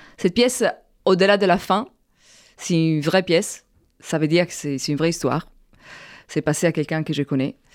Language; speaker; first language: French; non-native, fluent; Italian